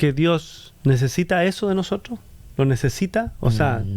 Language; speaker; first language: Spanish; native; Spanish